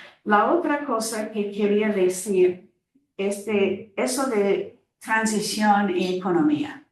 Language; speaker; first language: Spanish; non-native, fluent; English